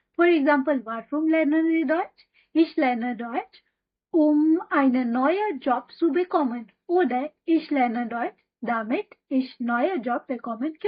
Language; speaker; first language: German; non-native, fluent; Hindi